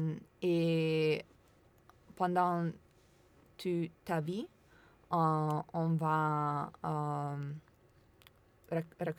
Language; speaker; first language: French; non-native, learner; Italian